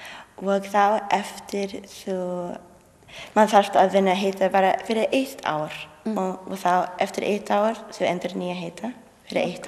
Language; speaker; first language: Icelandic; non-native, learner; English